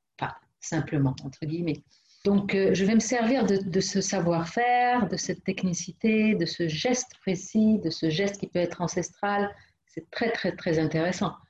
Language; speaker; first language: French; non-native, local second language; Arabic